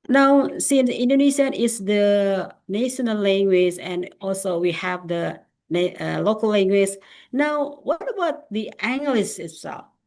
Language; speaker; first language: English; non-native, fluent; Indonesian